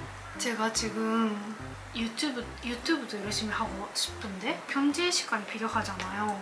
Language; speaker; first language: Korean; non-native, learner; Japanese